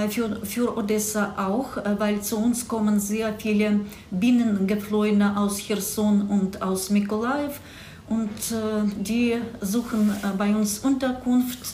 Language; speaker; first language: German; non-native, fluent; Russian